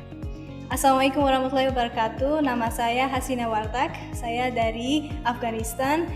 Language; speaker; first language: Indonesian; non-native, fluent; Persian